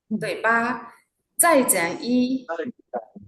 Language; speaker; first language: Chinese; non-native, fluent; Burmese